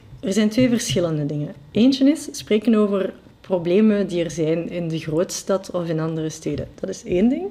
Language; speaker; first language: Dutch; non-native, local second language; French